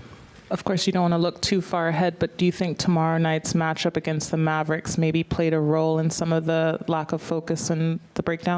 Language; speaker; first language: English; native; English